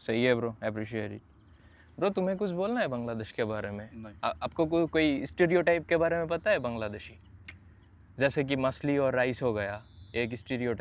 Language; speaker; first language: Hindi; non-native, fluent; Bangla